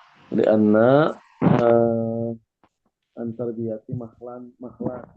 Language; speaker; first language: Arabic; non-native, learner; Indonesian